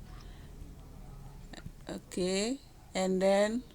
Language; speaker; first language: English; non-native, learner; Indonesian